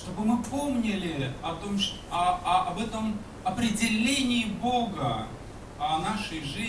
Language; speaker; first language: Polish; non-native, learner; Russian